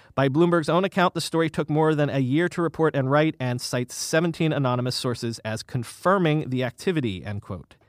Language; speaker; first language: English; native; English